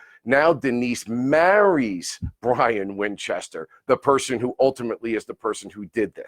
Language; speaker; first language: English; native; English